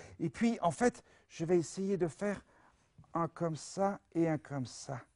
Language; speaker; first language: French; native; French